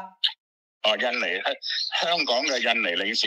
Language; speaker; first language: Cantonese; native; Cantonese